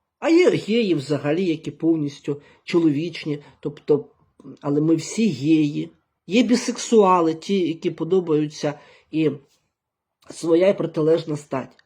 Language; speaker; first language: Ukrainian; native; Ukrainian